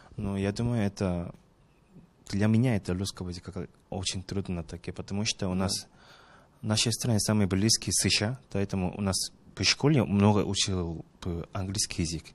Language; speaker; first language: Russian; non-native, learner; Korean